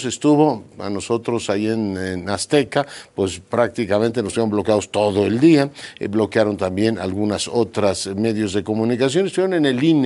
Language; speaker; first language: Spanish; native; Spanish